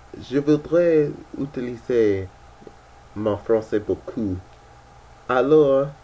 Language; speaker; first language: French; non-native, learner; English